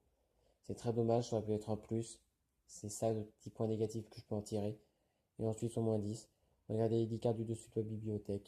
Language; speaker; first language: French; native; French